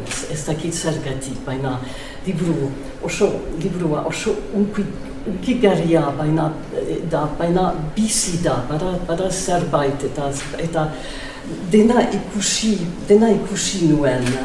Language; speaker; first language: Basque; non-native, learner; English